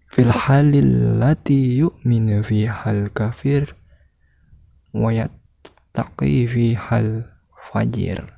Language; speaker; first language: Arabic; non-native, learner; Indonesian